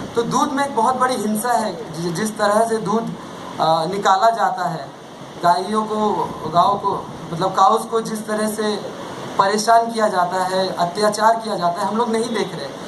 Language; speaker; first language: Hindi; non-native, local second language; Bangla